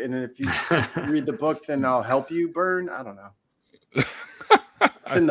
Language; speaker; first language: English; native; English